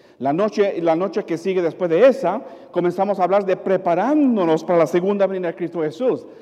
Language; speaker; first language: Spanish; early bilingual, other home language; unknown